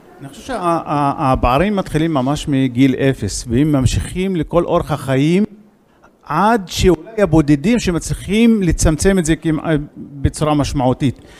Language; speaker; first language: Hebrew; non-native, local second language; Arabic